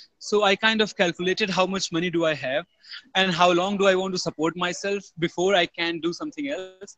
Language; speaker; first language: English; non-native, local second language; Hindi